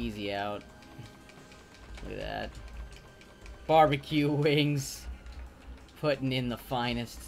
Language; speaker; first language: English; native; English